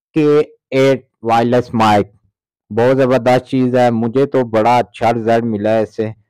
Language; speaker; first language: Urdu; non-native, local second language; Pahari-Potwari